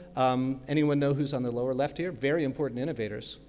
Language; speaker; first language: English; native; English